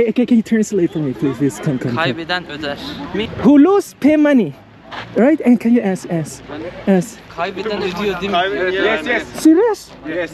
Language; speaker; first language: English; non-native, learner; Thai